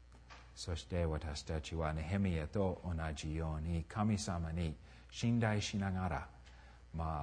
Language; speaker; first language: Japanese; non-native, fluent; English